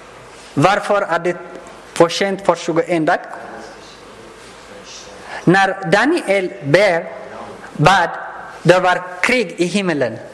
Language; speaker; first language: Swedish; non-native, learner; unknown